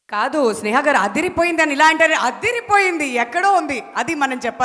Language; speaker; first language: Telugu; native; Telugu